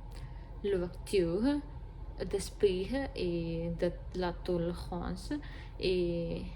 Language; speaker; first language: French; non-native, learner; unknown